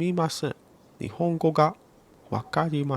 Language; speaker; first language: Japanese; non-native, learner; English